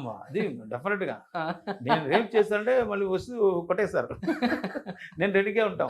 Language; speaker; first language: Telugu; non-native, learner; Tamil